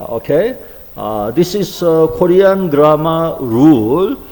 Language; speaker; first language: English; non-native, fluent; Korean